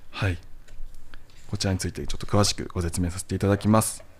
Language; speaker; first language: Japanese; native; Japanese